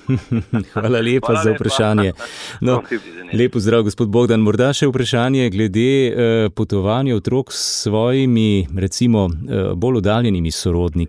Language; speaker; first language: Slovenian; native; Slovenian